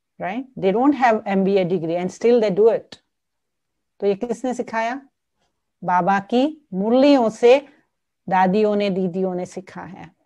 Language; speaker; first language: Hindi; non-native, local second language; Gujarati